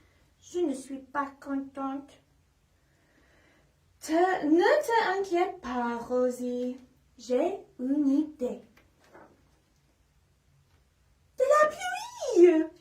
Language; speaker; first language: French; non-native, fluent; English